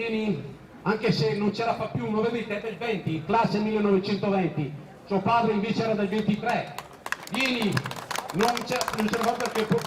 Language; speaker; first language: Italian; native; Italian